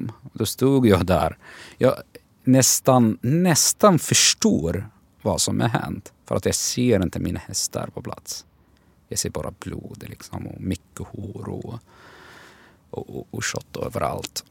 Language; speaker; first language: Swedish; non-native, learner; Arabic